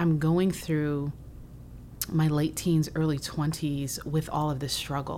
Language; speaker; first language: English; native; English